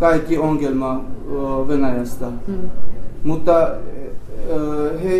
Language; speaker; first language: Finnish; non-native, learner; Armenian